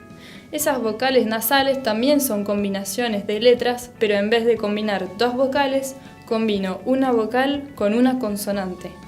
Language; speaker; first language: Spanish; non-native, fluent; French